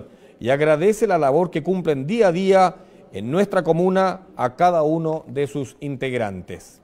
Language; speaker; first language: Spanish; native; Spanish